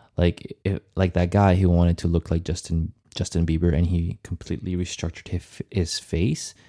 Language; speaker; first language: English; non-native, fluent; Portuguese